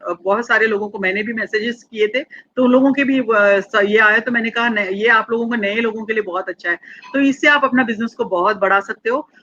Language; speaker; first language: Hindi; non-native, local second language; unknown